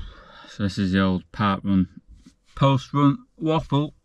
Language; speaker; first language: English; native; English